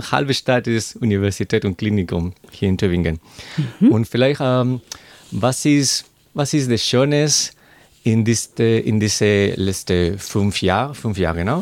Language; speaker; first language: German; non-native, learner; Spanish